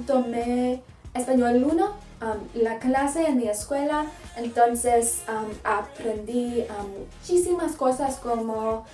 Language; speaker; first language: Spanish; early bilingual, heritage; English